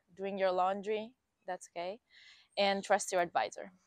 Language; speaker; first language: English; non-native, fluent; Italian